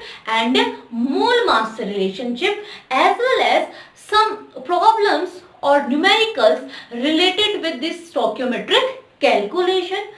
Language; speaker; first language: English; non-native, local second language; Hindi